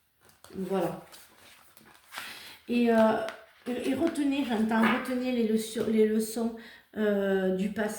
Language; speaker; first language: French; native; French